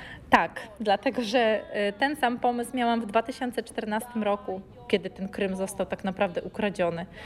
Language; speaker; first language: Polish; non-native, fluent; Ukrainian